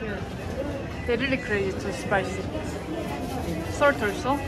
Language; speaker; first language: English; non-native, learner; Korean